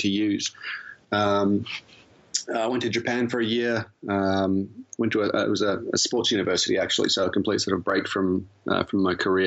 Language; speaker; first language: English; native; English